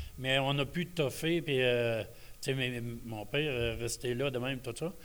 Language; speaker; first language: French; native; French